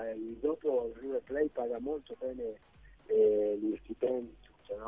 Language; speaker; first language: Italian; non-native, fluent; Spanish